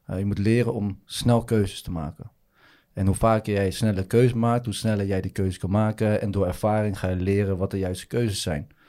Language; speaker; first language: Dutch; native; Dutch